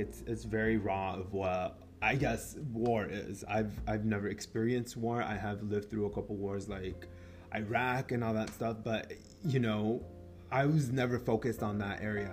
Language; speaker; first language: English; non-native, fluent; Spanish